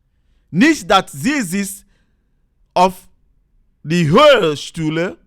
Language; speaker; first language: German; non-native, learner; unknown